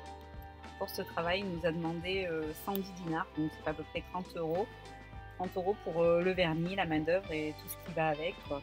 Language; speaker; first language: French; native; French